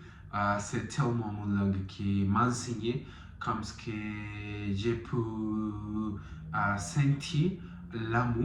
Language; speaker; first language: French; non-native, learner; Spanish